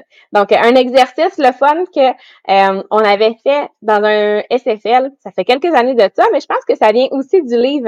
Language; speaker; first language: French; native; French